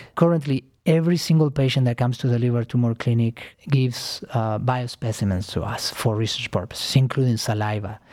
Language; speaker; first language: English; non-native, fluent; Spanish